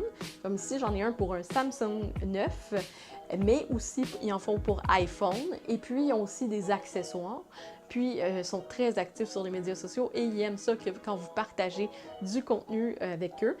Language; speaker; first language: French; native; French